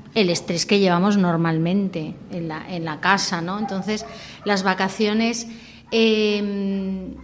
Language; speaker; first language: Spanish; non-native, local second language; Catalan